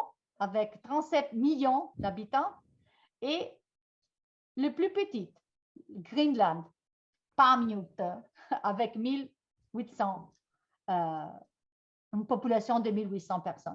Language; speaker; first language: French; non-native, fluent; Italian